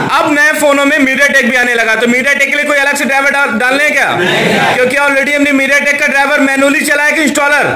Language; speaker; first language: Hindi; native; Hindi